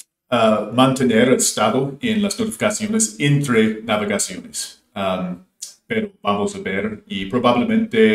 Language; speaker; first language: Spanish; non-native, fluent; English